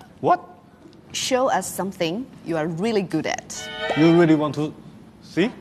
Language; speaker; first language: English; non-native, learner; Chinese